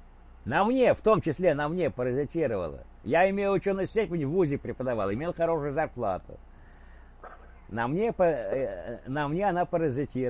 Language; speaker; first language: Russian; native; Russian